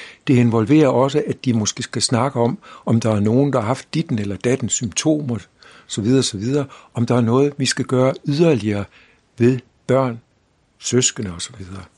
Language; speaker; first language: Danish; native; Danish